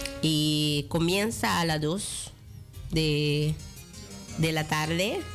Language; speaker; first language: Spanish; non-native, local second language; Dutch